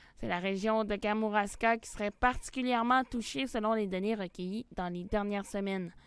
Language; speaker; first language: French; native; French